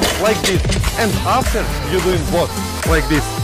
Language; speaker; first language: English; non-native, learner; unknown